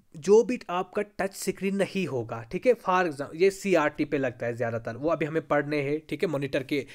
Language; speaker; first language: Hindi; non-native, local second language; Kashmiri